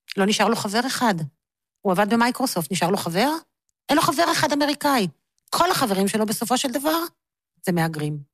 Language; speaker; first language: Hebrew; native; Hebrew